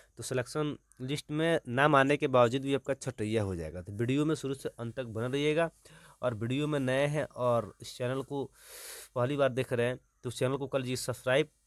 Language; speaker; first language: Hindi; native; Hindi